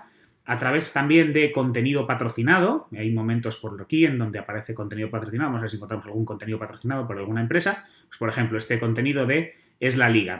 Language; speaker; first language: Spanish; native; Spanish